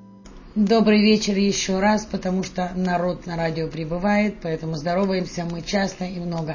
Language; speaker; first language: Russian; native; Russian